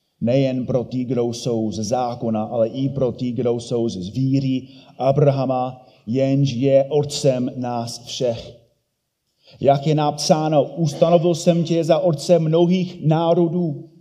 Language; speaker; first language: Czech; non-native, fluent; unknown